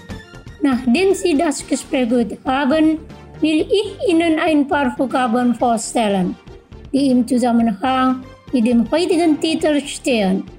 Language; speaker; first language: German; non-native, local second language; Indonesian